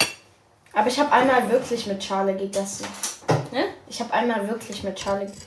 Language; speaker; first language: German; early bilingual, other home language; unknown